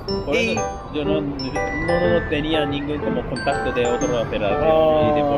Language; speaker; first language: Spanish; non-native, learner; Japanese